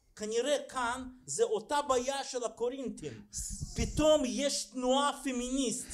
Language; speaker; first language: Hebrew; non-native, fluent; Russian